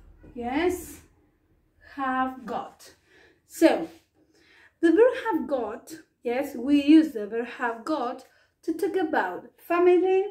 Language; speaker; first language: English; non-native, fluent; Spanish